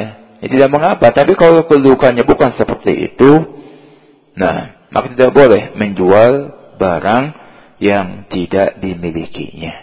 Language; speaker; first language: Indonesian; native; Indonesian